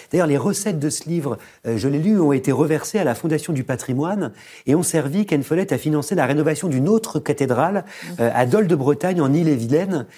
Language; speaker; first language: French; native; French